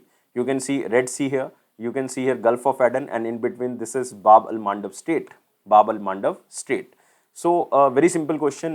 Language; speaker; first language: English; non-native, local second language; Hindi